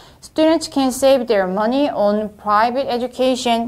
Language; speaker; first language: English; non-native, fluent; Korean